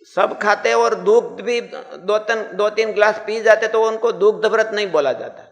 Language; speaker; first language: Hindi; non-native, local second language; Gujarati